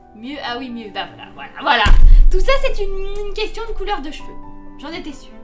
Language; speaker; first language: French; native; French